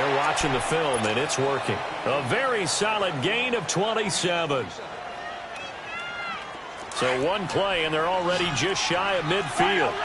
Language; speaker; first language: English; native; English